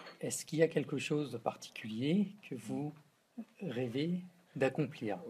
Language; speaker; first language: French; non-native, learner; Japanese